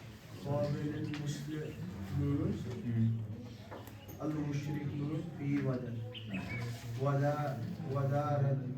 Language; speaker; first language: Arabic; non-native, learner; Urdu